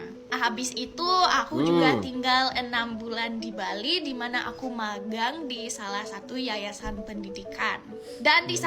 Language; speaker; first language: Indonesian; non-native, fluent; English